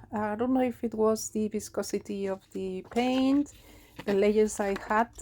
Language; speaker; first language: English; non-native, fluent; Spanish